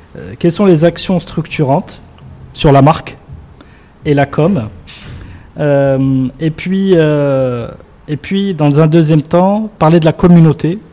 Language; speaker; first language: French; non-native, local second language; Arabic